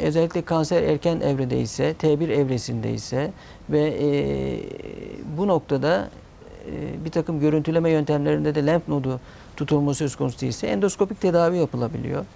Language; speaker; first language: Turkish; native; Turkish